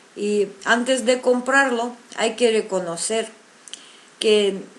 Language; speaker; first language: Spanish; non-native, fluent; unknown